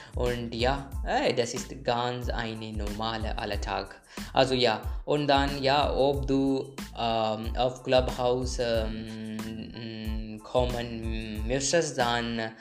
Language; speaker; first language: German; non-native, learner; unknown